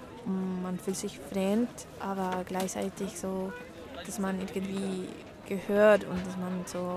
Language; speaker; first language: German; non-native, fluent; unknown